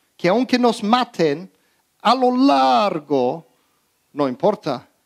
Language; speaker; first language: Spanish; early bilingual, heritage; Spanish